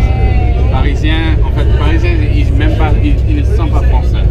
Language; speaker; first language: French; non-native, fluent; English